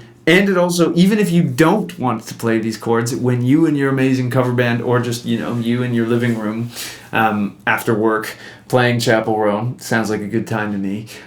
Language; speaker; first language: English; native; English